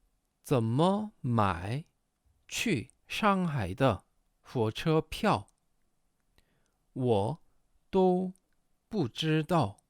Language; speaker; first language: Chinese; non-native, fluent; Korean